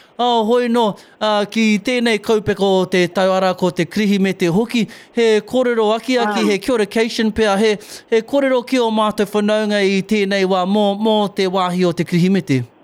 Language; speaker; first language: Māori; native; Māori